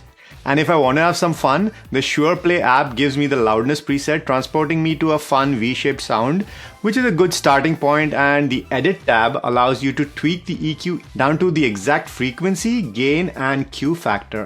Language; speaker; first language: English; non-native, fluent; Dutch